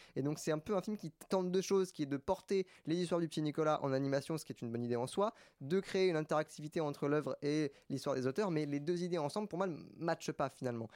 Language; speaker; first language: French; native; French